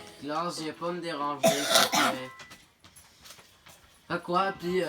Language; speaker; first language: French; native; French